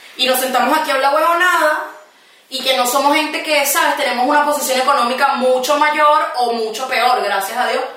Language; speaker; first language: Spanish; native; Spanish